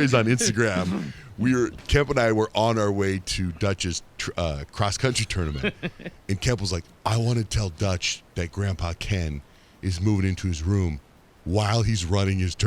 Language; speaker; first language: English; native; English